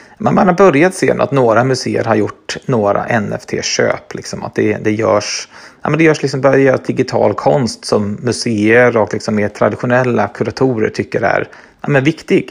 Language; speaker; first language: Swedish; native; Swedish